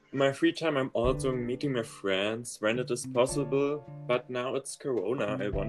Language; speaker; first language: English; non-native, learner; German